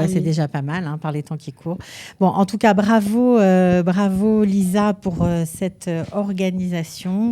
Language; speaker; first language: French; native; French